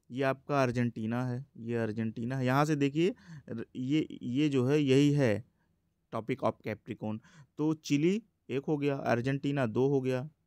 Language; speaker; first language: Hindi; native; Hindi